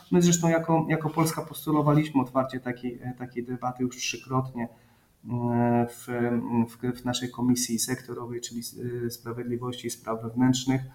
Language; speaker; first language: Polish; native; Polish